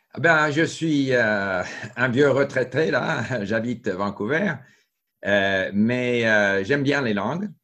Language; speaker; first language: French; non-native, local second language; English